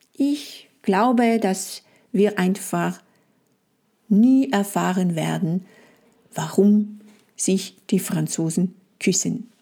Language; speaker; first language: German; non-native, fluent; French